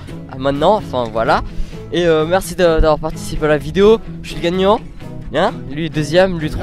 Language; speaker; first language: French; native; French